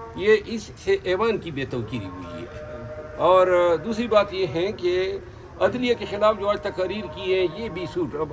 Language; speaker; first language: Urdu; non-native, local second language; Pashto